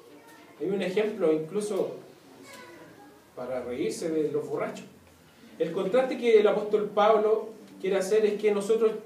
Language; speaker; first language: Spanish; native; Spanish